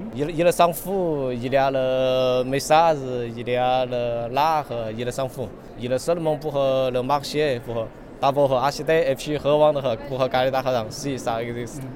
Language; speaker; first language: French; non-native, learner; Chinese